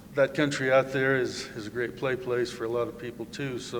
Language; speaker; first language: English; native; English